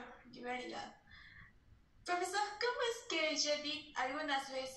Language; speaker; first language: French; non-native, learner; Spanish